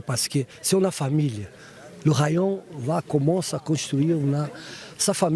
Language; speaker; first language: French; non-native, fluent; Portuguese